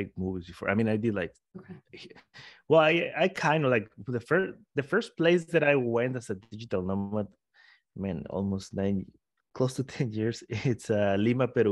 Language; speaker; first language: English; non-native, fluent; Spanish